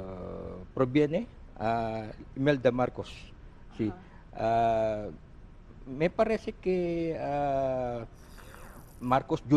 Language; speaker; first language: Spanish; non-native, learner; Filipino